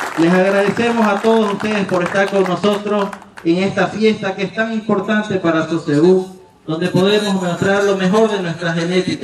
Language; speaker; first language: Spanish; native; Spanish